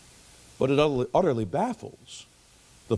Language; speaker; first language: English; native; English